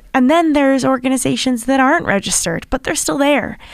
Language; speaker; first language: English; native; English